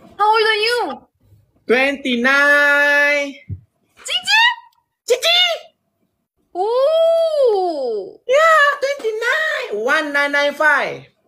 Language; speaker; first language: English; non-native, learner; Malay